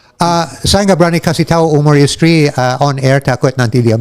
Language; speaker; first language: Indonesian; non-native, learner; English